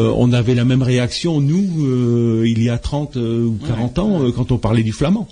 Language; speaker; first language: French; native; French